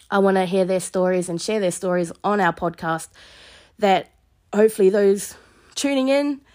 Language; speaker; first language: English; native; English